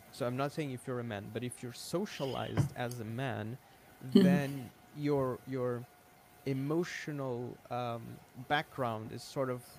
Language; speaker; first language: English; non-native, fluent; Portuguese